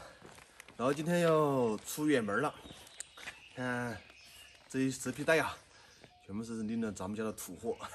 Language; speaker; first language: Chinese; native; Chinese